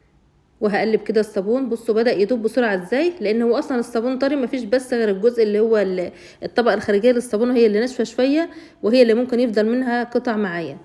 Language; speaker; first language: Arabic; native; Arabic